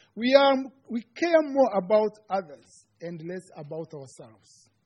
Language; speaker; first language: English; non-native, local second language; Kinyarwanda